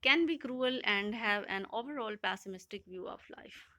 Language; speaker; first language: English; non-native, local second language; Urdu